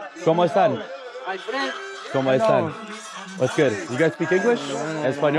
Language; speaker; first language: Spanish; non-native, learner; English